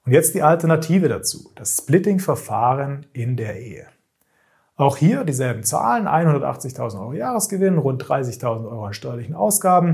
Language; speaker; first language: German; native; German